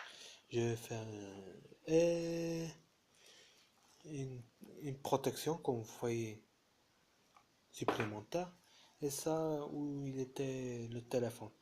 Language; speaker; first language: French; non-native, fluent; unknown